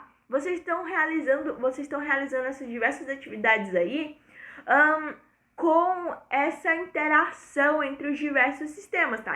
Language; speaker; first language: Portuguese; native; Portuguese